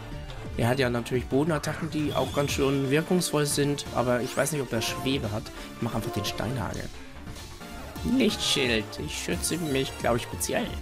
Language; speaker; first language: German; native; German